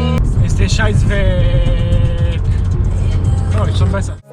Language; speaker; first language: German; native; German